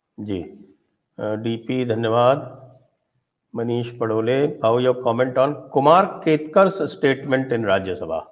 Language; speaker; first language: Hindi; native; Hindi